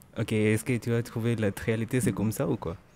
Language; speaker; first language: French; non-native, learner; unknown